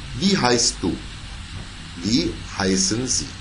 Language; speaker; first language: German; non-native, fluent; Turkish